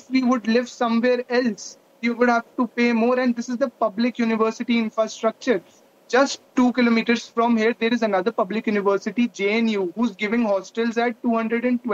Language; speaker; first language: English; non-native, local second language; Hindi